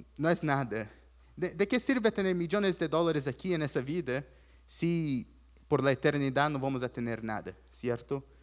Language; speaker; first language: Spanish; early bilingual, other home language; Portuguese